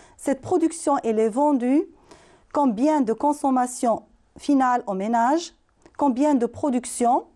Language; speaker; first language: French; non-native, local second language; Arabic